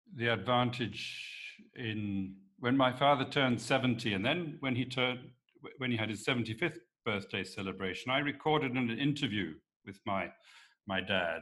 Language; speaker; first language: English; native; English